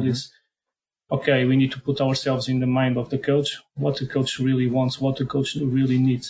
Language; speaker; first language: English; non-native, fluent; Portuguese